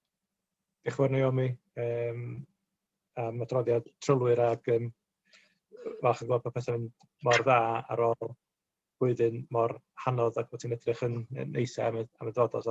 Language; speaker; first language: Welsh; native; Welsh